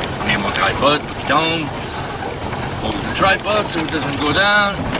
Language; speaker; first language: English; non-native, fluent; French